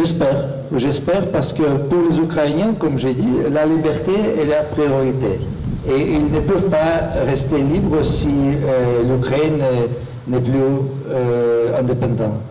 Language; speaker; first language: French; non-native, fluent; Russian